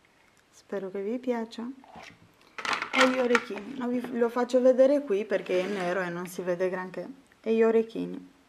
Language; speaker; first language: Italian; non-native, fluent; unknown